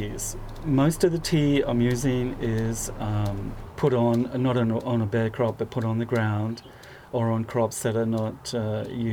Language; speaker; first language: English; native; English